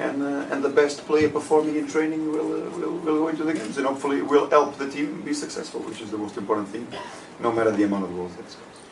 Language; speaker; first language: English; non-native, fluent; Portuguese